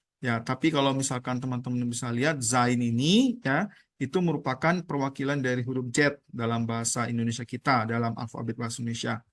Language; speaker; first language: Indonesian; native; Indonesian